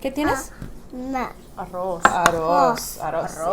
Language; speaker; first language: Spanish; non-native, learner; English